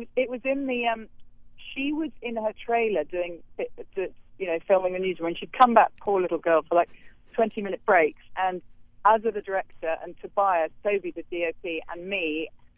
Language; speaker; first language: English; native; English